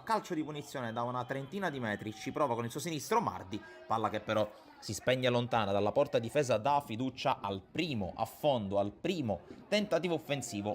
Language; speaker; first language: Italian; native; Italian